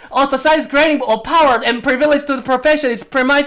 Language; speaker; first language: English; non-native, fluent; Korean